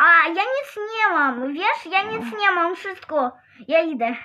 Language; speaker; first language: Polish; non-native, learner; Russian